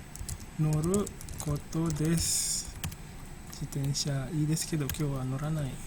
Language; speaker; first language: Japanese; non-native, fluent; Indonesian